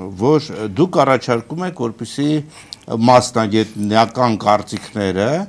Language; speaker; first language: Armenian; native; Armenian